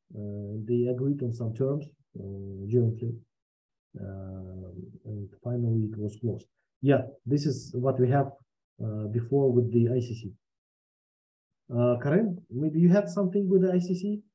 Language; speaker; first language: English; non-native, fluent; Russian